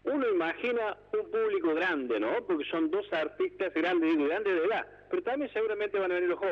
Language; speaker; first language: Spanish; native; Spanish